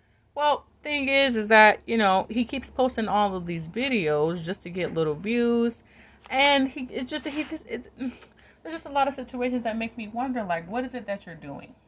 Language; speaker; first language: English; native; English